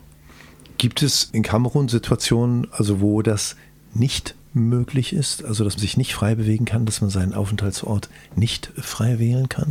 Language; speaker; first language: German; native; German